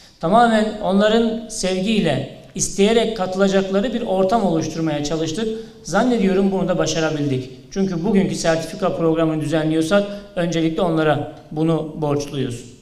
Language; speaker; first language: Turkish; native; Turkish